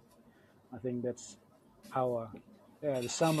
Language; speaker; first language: English; non-native, fluent; Indonesian